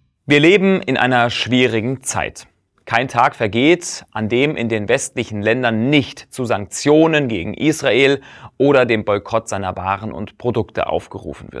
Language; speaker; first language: German; native; German